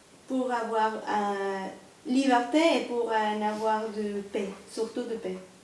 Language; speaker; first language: French; non-native, learner; Spanish